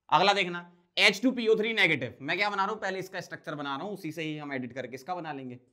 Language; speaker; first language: Hindi; native; Hindi